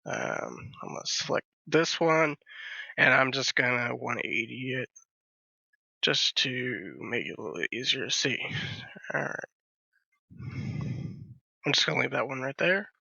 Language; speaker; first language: English; native; English